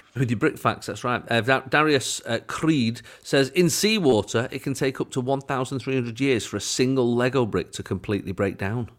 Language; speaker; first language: English; native; English